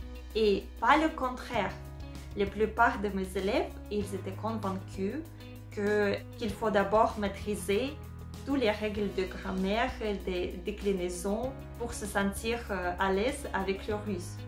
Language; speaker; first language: French; non-native, fluent; Russian